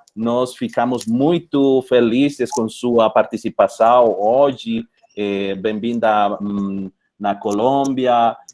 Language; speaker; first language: Portuguese; non-native, fluent; Spanish